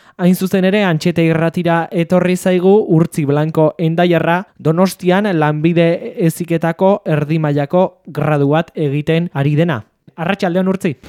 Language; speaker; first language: Basque; native; Basque